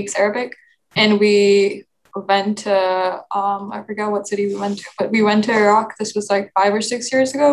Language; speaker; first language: English; non-native, local second language; Urdu